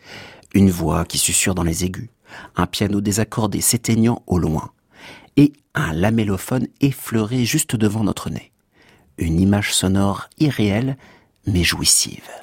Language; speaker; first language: French; native; French